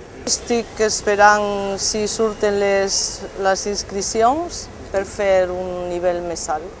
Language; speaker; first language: Catalan; non-native, local second language; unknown